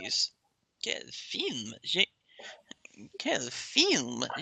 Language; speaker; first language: French; non-native, learner; English